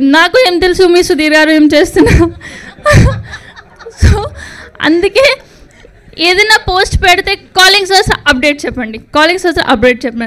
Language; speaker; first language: Telugu; non-native, learner; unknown